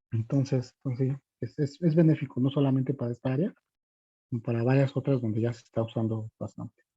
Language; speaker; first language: Spanish; native; Spanish